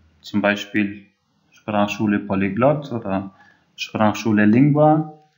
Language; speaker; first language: German; non-native, fluent; Albanian